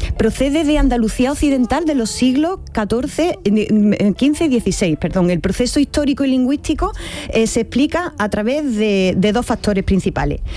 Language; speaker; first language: Spanish; native; Spanish